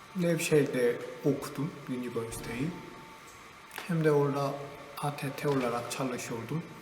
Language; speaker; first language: Turkish; non-native, learner; Korean